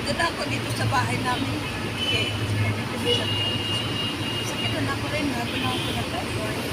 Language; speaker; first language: Filipino; non-native, local second language; Cebuano